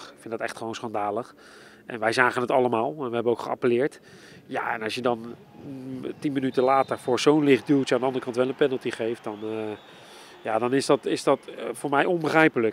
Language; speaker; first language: Dutch; native; Dutch